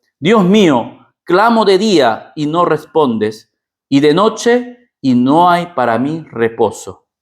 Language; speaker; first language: Spanish; early bilingual, other home language; Korean